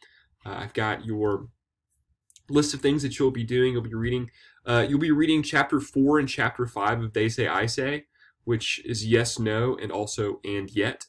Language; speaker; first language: English; native; English